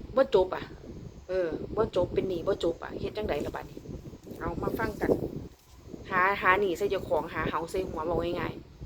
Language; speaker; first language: Thai; native; Thai